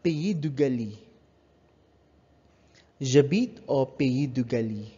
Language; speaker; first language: French; non-native, learner; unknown